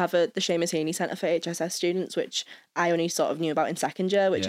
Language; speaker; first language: English; native; English